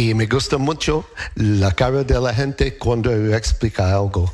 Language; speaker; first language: Spanish; non-native, learner; English